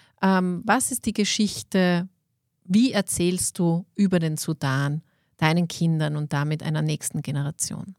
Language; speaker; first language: German; native; German